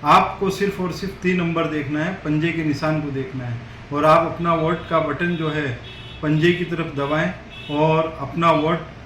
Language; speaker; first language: Hindi; non-native, local second language; Gujarati